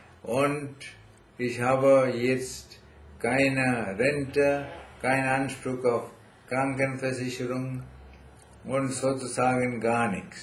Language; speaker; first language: German; non-native, fluent; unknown